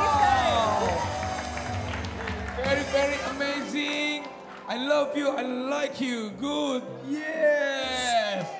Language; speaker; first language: English; non-native, learner; Indonesian